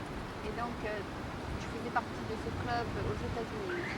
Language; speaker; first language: French; native; French